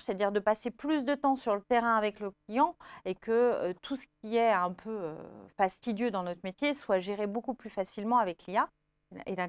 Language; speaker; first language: French; native; French